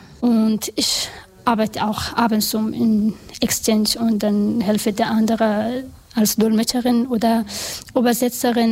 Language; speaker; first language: German; non-native, learner; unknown